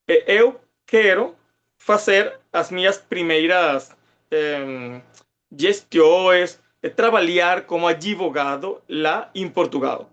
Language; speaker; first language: Portuguese; non-native, fluent; Spanish